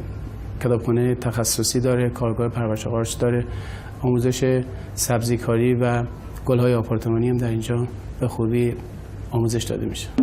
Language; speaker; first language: Persian; native; Persian